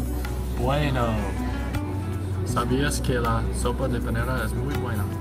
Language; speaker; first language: Spanish; non-native, learner; English